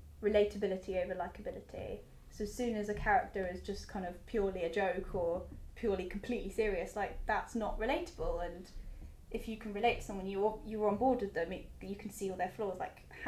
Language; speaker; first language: English; native; English